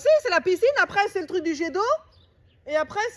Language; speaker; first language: French; native; French